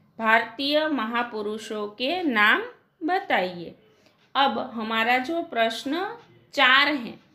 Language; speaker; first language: Hindi; non-native, local second language; Gujarati